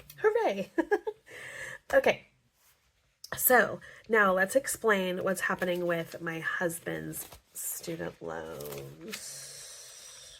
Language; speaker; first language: English; native; English